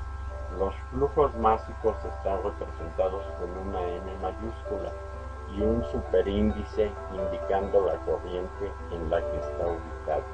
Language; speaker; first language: Spanish; native; Spanish